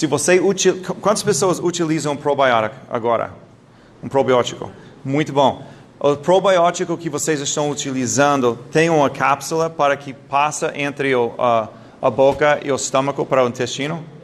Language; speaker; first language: Portuguese; non-native, fluent; English